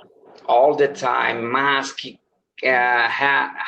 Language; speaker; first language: English; non-native, learner; Portuguese